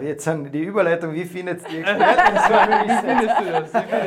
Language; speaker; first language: German; native; German